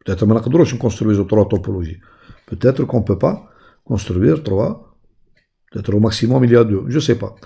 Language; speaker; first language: French; non-native, local second language; Arabic